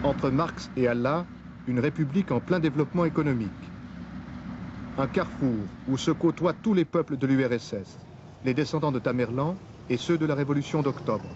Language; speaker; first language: French; native; French